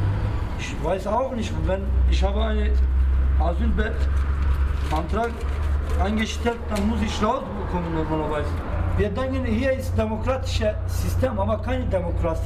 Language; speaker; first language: German; non-native, learner; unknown